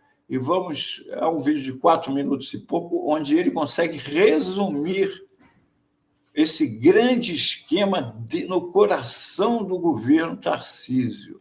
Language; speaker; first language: Portuguese; native; Portuguese